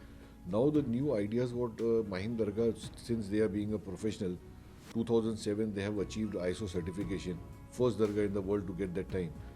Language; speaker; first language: English; non-native, local second language; Hindi